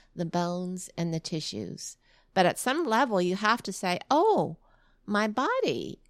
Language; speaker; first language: English; early bilingual, other home language; Vietnamese